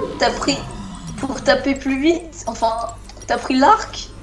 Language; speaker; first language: French; native; French